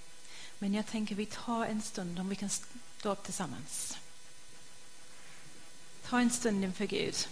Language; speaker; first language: Swedish; non-native, fluent; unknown